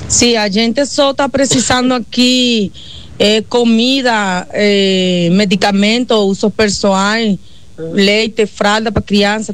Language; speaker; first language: Portuguese; non-native, learner; Spanish